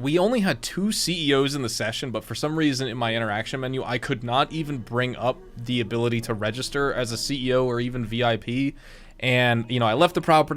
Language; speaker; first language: English; native; English